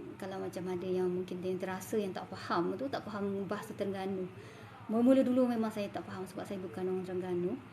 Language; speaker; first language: Malay; native; Malay